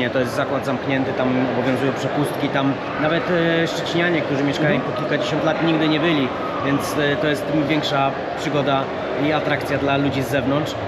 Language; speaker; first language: Polish; native; Polish